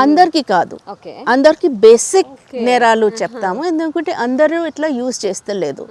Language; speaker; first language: Telugu; non-native, fluent; Hindi